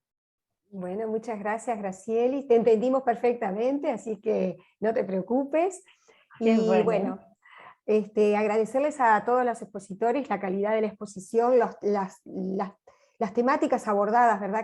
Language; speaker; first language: Spanish; native; Spanish